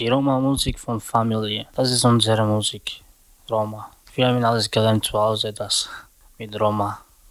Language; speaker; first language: German; non-native, learner; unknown